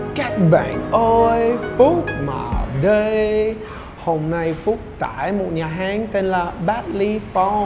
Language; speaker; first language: Vietnamese; non-native, learner; English